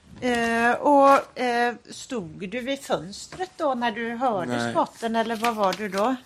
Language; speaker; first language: Swedish; native; Swedish